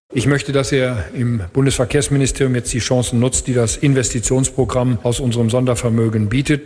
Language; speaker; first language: German; native; German